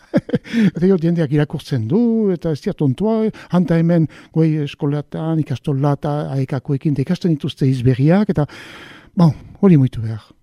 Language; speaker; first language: Basque; native; Basque